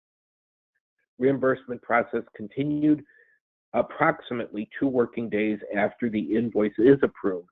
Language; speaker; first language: English; native; English